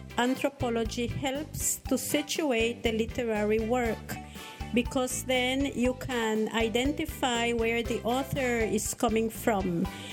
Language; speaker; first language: English; non-native, local second language; Spanish